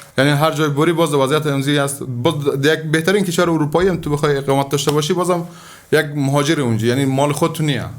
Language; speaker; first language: Persian; native; Persian